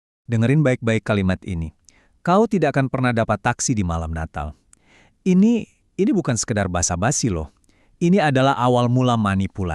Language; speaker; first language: Indonesian; native; Indonesian